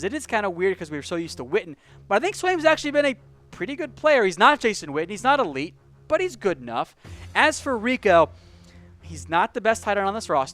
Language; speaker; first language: English; native; English